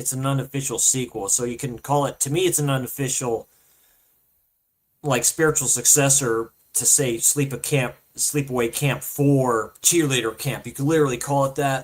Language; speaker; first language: English; native; English